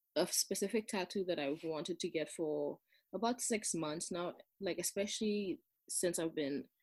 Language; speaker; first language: English; non-native, local second language; Zulu